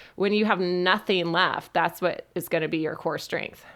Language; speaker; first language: English; native; English